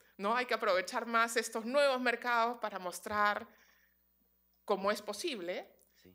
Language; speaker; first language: Spanish; native; Spanish